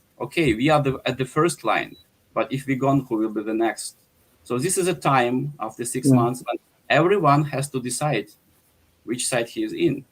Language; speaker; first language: English; non-native, fluent; Ukrainian